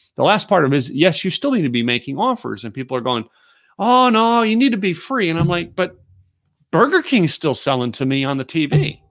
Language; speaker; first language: English; native; English